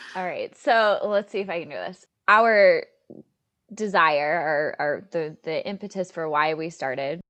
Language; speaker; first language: English; native; English